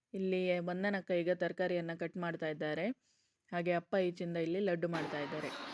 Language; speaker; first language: Kannada; non-native, local second language; Konkani